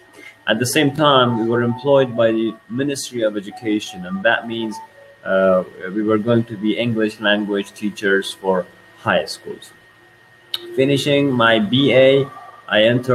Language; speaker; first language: English; non-native, fluent; Persian